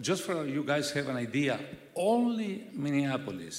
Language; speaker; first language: English; non-native, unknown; Spanish